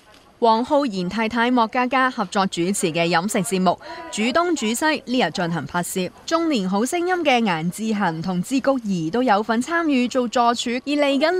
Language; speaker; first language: Chinese; native; Chinese